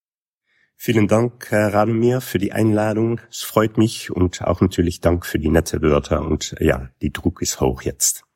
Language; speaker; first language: German; non-native, fluent; Dutch